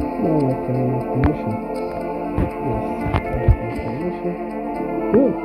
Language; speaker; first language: English; non-native, learner; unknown